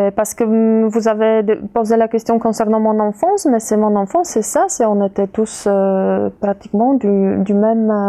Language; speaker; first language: French; non-native, fluent; Polish